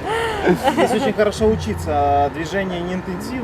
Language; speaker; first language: Russian; native; Russian